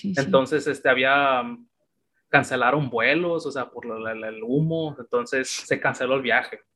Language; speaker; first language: Spanish; native; Spanish